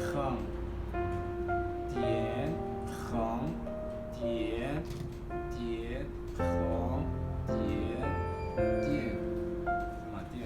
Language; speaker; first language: Chinese; non-native, fluent; Kazakh